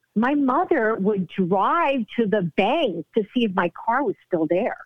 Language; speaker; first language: English; native; English